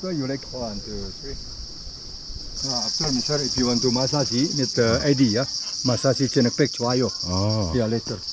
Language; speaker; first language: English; non-native, learner; Indonesian